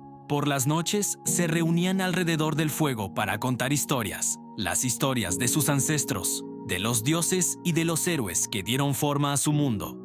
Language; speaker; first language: Spanish; native; Spanish